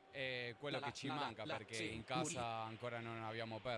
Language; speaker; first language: Italian; non-native, learner; Spanish